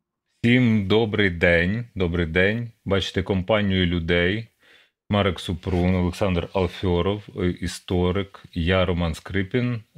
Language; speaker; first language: Ukrainian; native; Ukrainian